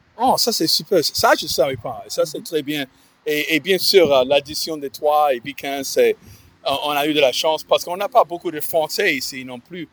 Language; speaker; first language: French; non-native, fluent; English